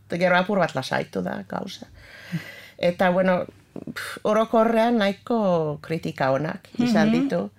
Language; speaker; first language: Basque; non-native, fluent; Finnish